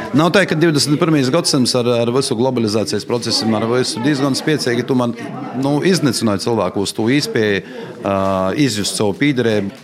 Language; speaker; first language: Latvian; native; Latvian